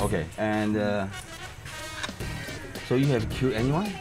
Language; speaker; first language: English; non-native, learner; Chinese